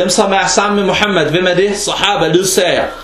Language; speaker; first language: Danish; non-native, fluent; Arabic